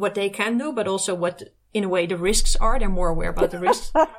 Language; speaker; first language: English; non-native, fluent; Dutch